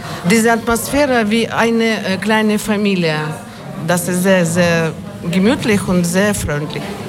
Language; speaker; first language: German; non-native, learner; Ukrainian